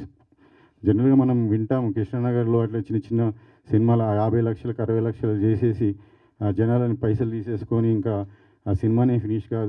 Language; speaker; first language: Telugu; native; Telugu